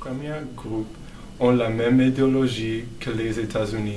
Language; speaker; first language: French; non-native, learner; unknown